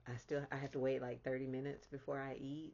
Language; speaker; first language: English; native; English